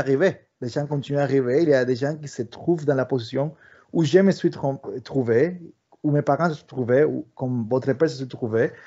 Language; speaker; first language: French; early bilingual, other home language; Spanish